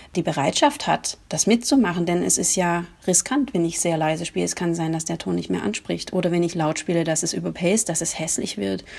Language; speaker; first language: German; native; German